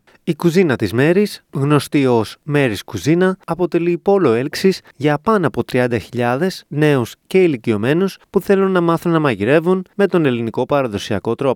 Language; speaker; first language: Greek; native; Greek